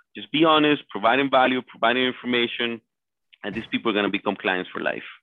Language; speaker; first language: English; non-native, fluent; Spanish